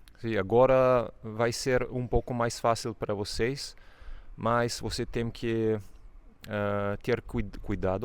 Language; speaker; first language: Portuguese; non-native, fluent; Serbian